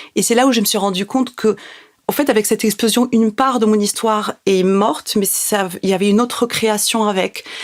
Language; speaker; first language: French; non-native, local second language; Arabic